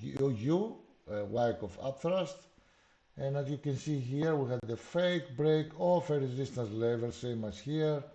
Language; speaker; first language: English; non-native, fluent; Greek